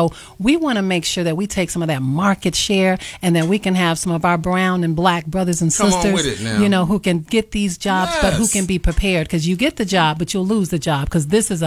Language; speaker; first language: English; native; English